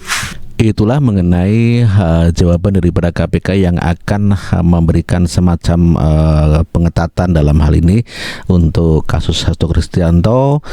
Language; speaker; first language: Indonesian; native; Indonesian